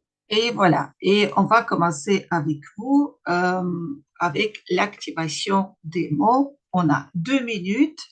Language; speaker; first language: French; non-native, fluent; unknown